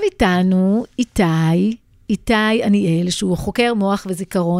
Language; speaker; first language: Hebrew; native; Hebrew